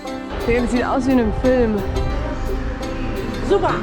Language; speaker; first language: German; native; German